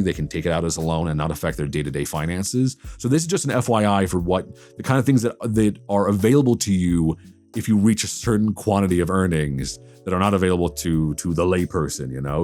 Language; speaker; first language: English; native; English